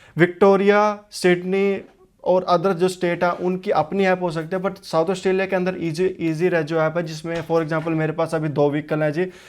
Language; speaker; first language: Hindi; native; Hindi